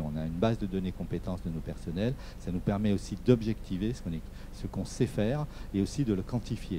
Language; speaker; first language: French; native; French